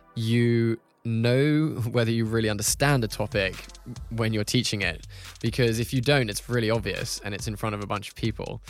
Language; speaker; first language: English; native; English